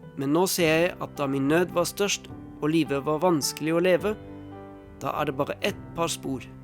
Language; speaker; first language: Norwegian; non-native, fluent; German